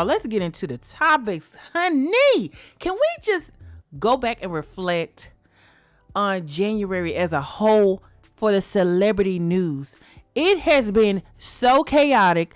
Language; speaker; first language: English; native; English